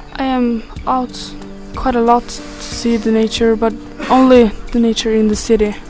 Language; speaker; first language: English; non-native, learner; Swedish